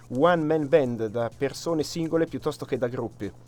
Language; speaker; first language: Italian; native; Italian